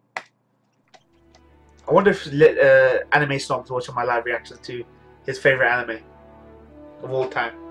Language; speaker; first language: English; native; English